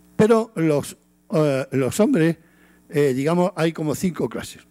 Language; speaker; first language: Spanish; native; Spanish